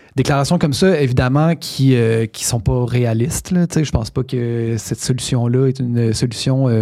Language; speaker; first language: French; native; French